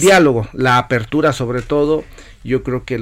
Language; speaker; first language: Spanish; native; Spanish